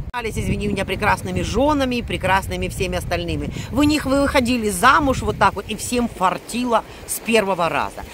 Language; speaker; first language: Russian; native; Russian